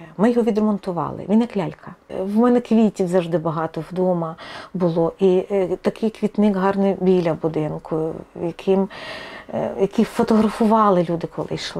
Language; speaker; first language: Ukrainian; non-native, local second language; Russian